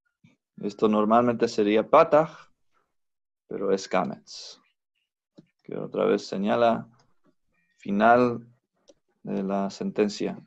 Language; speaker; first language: Spanish; non-native, fluent; English